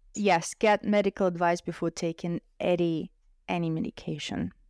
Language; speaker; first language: English; non-native, fluent; Russian